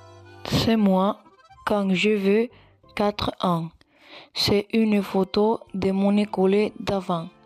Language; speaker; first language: French; non-native, learner; Spanish